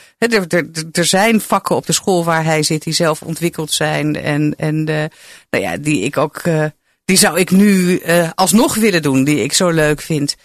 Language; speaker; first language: Dutch; native; Dutch